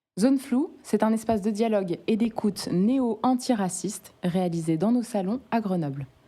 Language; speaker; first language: French; native; French